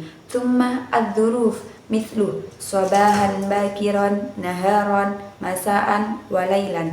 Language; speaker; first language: Arabic; non-native, learner; Indonesian